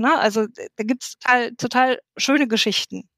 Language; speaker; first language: German; native; German